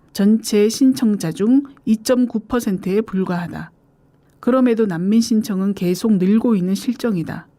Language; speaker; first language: Korean; native; Korean